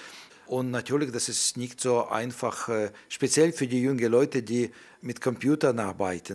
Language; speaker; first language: German; non-native, learner; Ukrainian